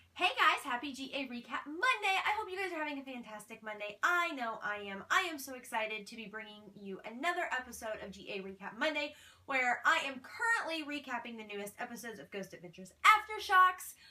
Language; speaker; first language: English; native; English